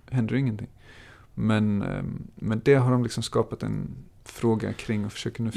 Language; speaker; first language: Swedish; native; Swedish